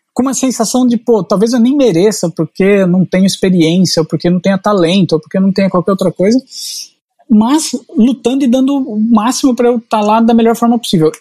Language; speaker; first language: Portuguese; native; Portuguese